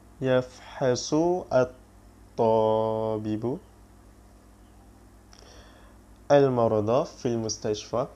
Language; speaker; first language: Arabic; non-native, learner; Malay